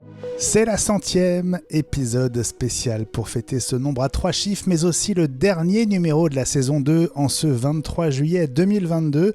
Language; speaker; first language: French; native; French